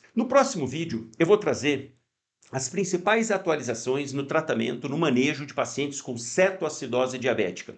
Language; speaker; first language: Portuguese; native; Portuguese